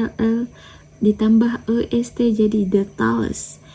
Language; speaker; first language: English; non-native, learner; Indonesian